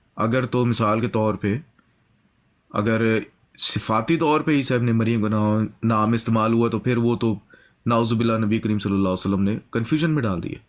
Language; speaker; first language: Urdu; native; Urdu